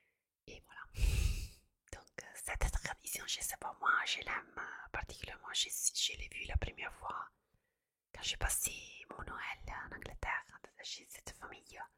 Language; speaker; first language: French; non-native, fluent; Italian